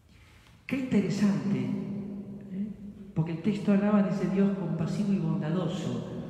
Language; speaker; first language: Spanish; native; Spanish